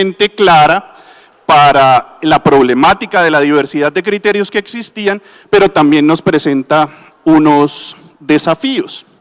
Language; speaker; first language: Spanish; native; Spanish